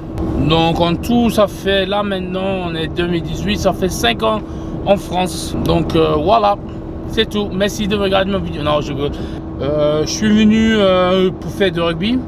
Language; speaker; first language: French; non-native, fluent; English